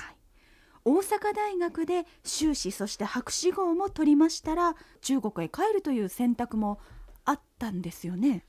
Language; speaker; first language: Japanese; native; Japanese